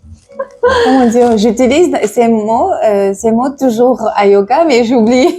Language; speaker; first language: French; non-native, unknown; Tajik